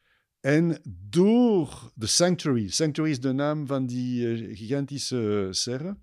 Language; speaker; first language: Dutch; non-native, fluent; French